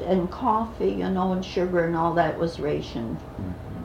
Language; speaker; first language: English; early bilingual, other home language; Swedish